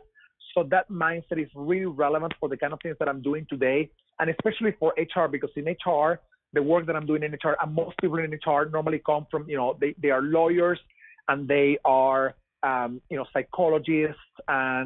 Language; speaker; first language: English; non-native, fluent; Spanish